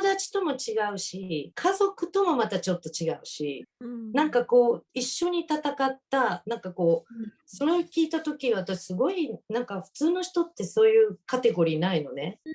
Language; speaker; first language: Japanese; native; Japanese